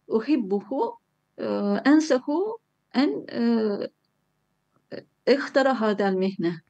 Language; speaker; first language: Arabic; non-native, learner; Turkish